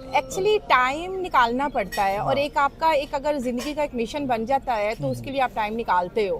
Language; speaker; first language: Urdu; native; Urdu